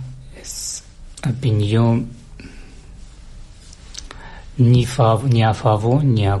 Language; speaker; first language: Catalan; non-native, learner; Russian